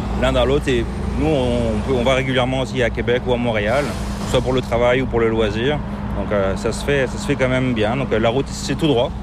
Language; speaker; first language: French; native; French